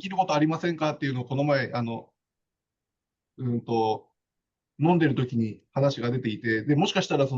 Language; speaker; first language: Japanese; native; Japanese